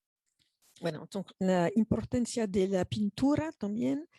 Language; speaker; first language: Spanish; non-native, fluent; French